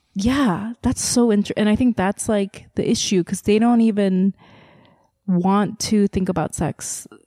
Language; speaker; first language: English; early bilingual, other home language; Korean